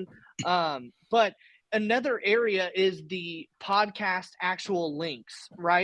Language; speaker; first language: English; native; English